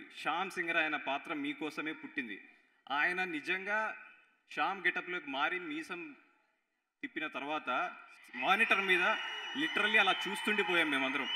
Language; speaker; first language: Telugu; native; Telugu